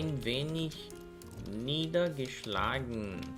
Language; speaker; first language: German; non-native, fluent; Korean